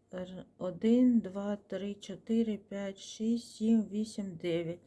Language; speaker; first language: Ukrainian; non-native, local second language; Russian